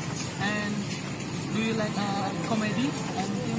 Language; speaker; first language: English; non-native, learner; Indonesian